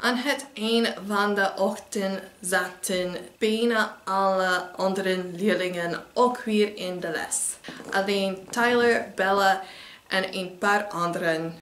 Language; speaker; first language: Dutch; non-native, learner; English